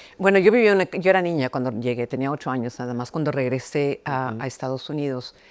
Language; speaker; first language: Spanish; early bilingual, heritage; Spanish